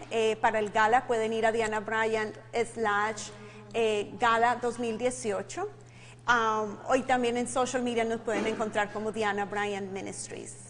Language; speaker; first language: Spanish; native; Spanish